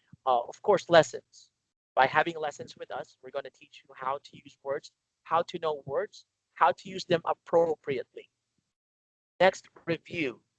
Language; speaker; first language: English; non-native, local second language; Filipino